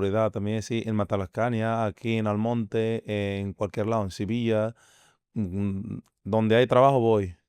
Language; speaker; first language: Spanish; non-native, fluent; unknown